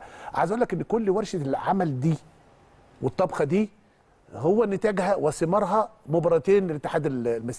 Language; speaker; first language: Arabic; native; Arabic